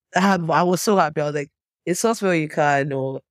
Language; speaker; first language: English; non-native, local second language; Yoruba